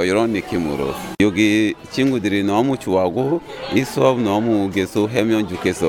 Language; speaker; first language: Korean; non-native, learner; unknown